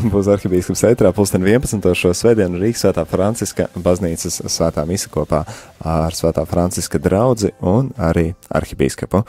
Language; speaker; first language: Latvian; native; Latvian